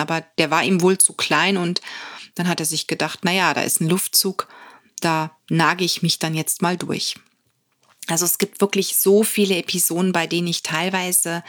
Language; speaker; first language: German; native; German